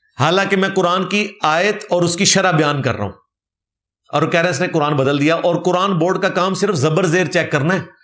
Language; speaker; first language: Urdu; non-native, local second language; Punjabi